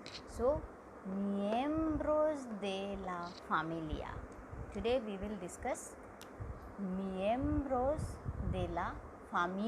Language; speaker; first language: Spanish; non-native, learner; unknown